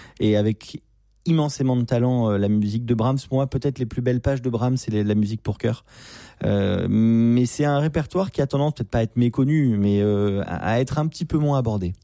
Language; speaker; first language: French; native; French